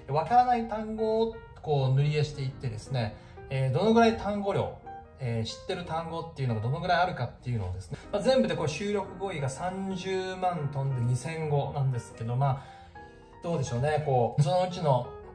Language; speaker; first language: Japanese; native; Japanese